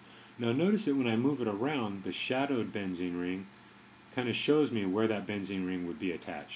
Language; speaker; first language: English; native; English